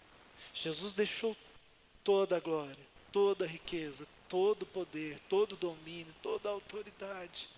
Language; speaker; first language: Portuguese; native; Portuguese